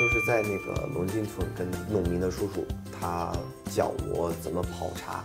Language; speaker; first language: Chinese; non-native, fluent; English